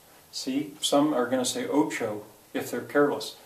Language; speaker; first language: English; native; English